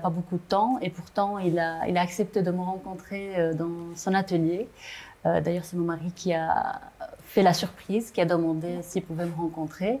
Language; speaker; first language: French; non-native, local second language; Arabic